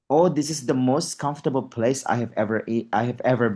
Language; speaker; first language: English; non-native, fluent; Indonesian